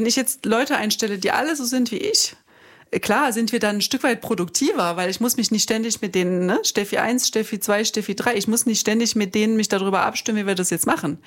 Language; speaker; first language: German; native; German